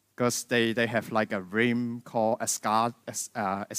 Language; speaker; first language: English; non-native, local second language; Cantonese